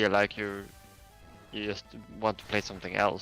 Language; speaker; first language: English; non-native, fluent; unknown